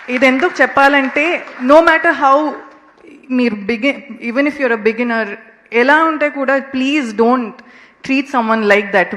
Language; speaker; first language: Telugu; non-native, local second language; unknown